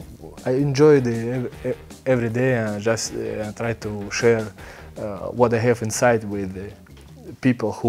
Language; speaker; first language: English; non-native, learner; Belarusian